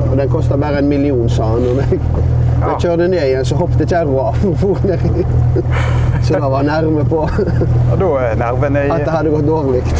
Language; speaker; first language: Norwegian; native; Norwegian